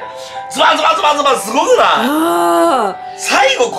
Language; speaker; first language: Japanese; native; Japanese